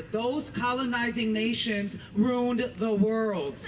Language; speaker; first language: English; native; English